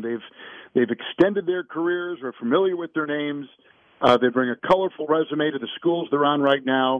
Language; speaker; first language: English; native; English